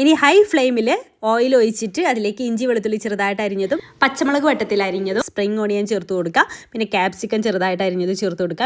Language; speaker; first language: Malayalam; native; Malayalam